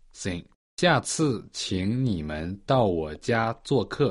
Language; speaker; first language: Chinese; non-native, learner; Portuguese